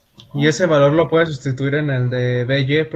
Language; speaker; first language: Spanish; native; Spanish